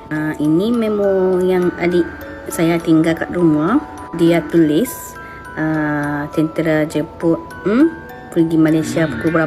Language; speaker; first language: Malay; non-native, fluent; Japanese